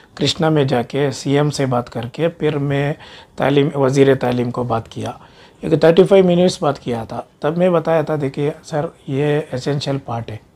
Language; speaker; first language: Hindi; non-native, local second language; Urdu